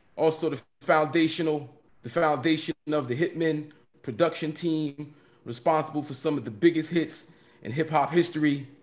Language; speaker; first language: English; native; English